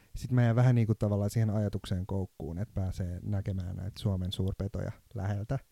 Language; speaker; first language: Finnish; non-native, fluent; Turkish